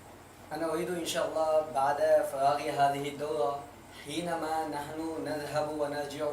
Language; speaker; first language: Arabic; non-native, learner; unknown